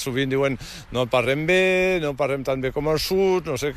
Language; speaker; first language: Catalan; native; Catalan